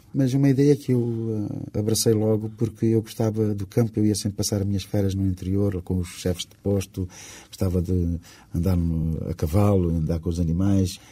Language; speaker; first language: Portuguese; non-native, local second language; Kabuverdianu